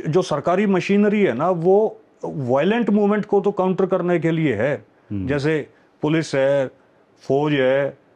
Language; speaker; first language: Hindi; native; Hindi